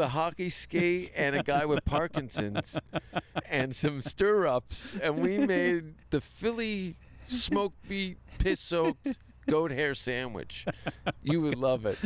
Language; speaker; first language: English; native; English